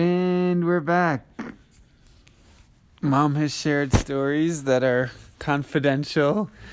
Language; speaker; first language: English; native; English